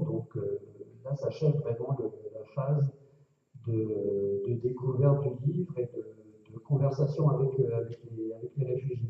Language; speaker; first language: French; native; French